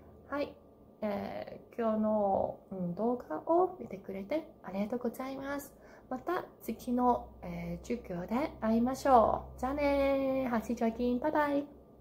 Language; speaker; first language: Japanese; non-native, learner; Cantonese